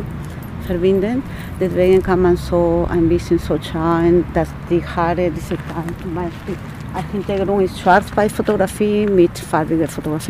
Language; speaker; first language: German; non-native, fluent; Spanish